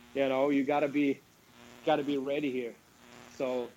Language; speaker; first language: English; non-native, fluent; Swedish